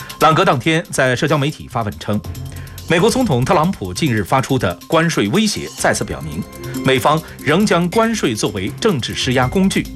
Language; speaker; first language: Chinese; native; Chinese